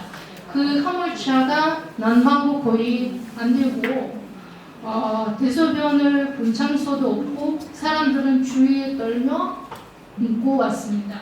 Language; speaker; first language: Korean; early bilingual, heritage; Russian